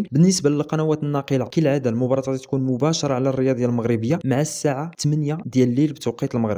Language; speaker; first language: Arabic; native; Arabic